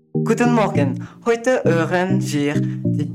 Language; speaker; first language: German; non-native, learner; Malagasy